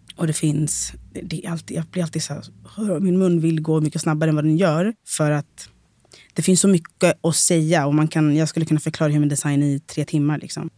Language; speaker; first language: Swedish; native; Swedish